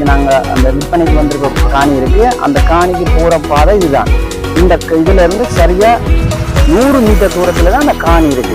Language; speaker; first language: Tamil; native; Tamil